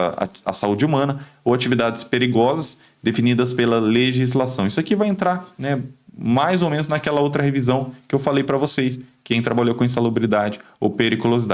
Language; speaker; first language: Portuguese; native; Portuguese